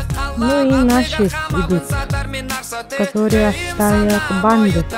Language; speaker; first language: Russian; non-native, local second language; Yakut